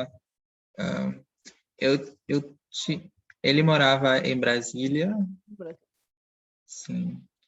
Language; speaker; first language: Portuguese; non-native, fluent; Dutch